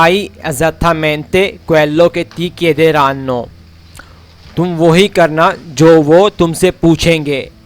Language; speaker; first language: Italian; non-native, fluent; Urdu